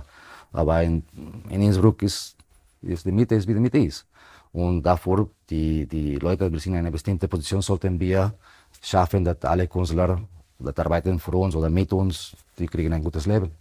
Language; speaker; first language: German; non-native, fluent; Spanish